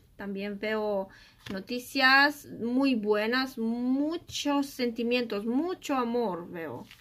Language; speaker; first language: Spanish; non-native, learner; Romanian